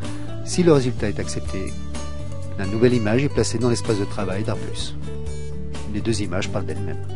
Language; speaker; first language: French; native; French